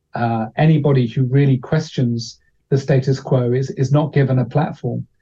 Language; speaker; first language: English; native; English